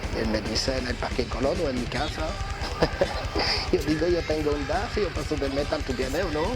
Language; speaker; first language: Spanish; non-native, learner; French